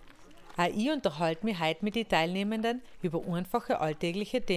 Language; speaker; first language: German; native; German